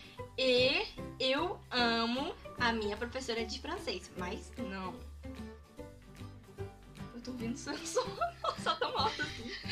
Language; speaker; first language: Portuguese; early bilingual, heritage; Portuguese